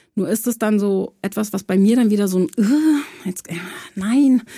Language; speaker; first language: German; early bilingual, other home language; Croatian